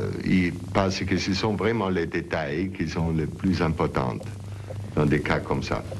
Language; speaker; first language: French; non-native, learner; German